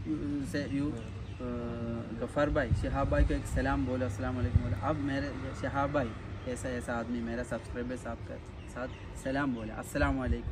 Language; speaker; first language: Hindi; non-native, local second language; Malayalam